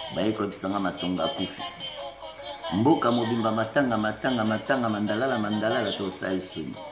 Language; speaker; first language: French; non-native, local second language; Lingala